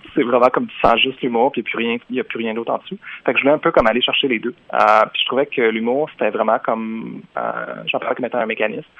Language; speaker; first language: French; native; French